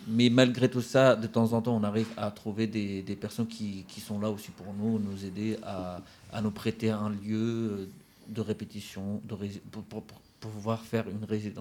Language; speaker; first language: French; non-native, fluent; Central Kurdish